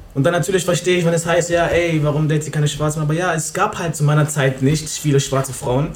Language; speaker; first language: German; native; German